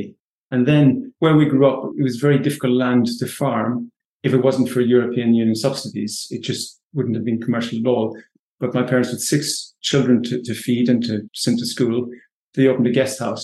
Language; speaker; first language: English; native; English